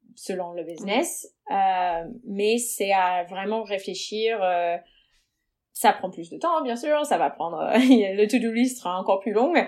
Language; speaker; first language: French; non-native, fluent; English